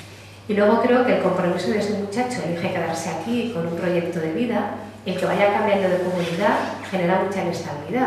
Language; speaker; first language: Spanish; native; Spanish